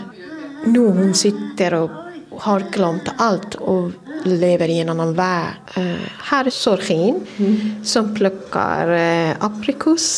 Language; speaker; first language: Swedish; non-native, fluent; Kurdish